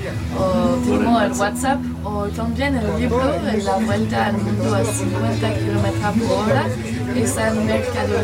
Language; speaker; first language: Spanish; non-native, learner; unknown